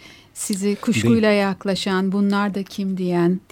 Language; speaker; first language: Turkish; native; Turkish